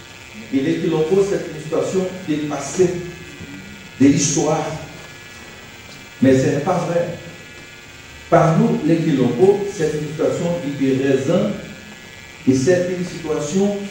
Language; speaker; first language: French; non-native, learner; Portuguese